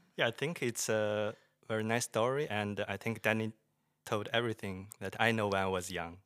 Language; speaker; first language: English; non-native, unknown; Chinese